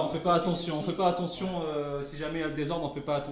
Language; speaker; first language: French; native; French